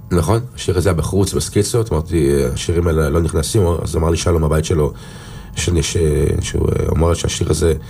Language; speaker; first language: Hebrew; native; Hebrew